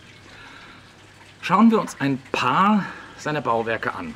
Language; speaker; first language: German; native; German